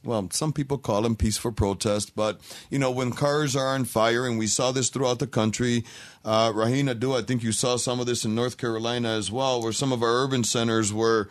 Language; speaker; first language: English; native; English